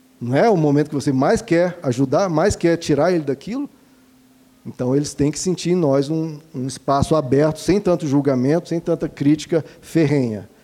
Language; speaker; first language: Portuguese; native; Portuguese